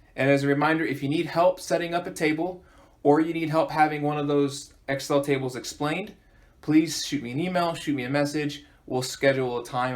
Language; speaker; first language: English; native; English